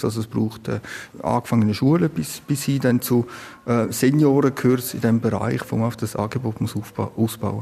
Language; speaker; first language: German; native; German